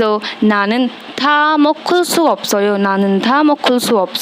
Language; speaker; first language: Korean; non-native, learner; Hindi